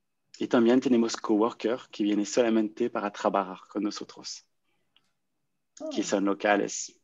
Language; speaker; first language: Spanish; non-native, learner; French